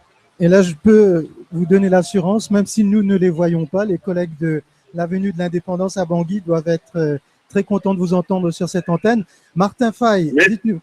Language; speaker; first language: French; native; French